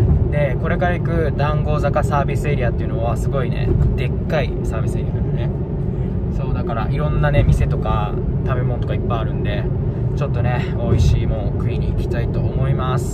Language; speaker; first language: Japanese; native; Japanese